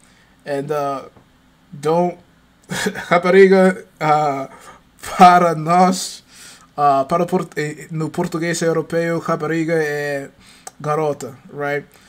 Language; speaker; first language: Portuguese; non-native, learner; English